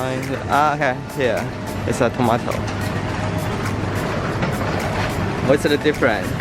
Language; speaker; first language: English; non-native, learner; Chinese